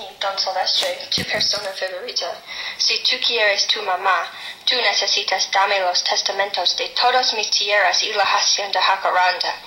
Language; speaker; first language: Spanish; non-native, learner; English